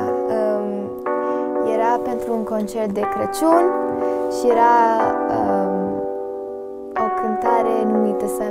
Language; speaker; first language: Romanian; early bilingual, heritage; Romanian